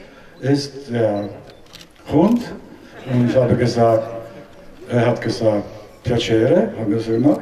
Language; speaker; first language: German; non-native, learner; Italian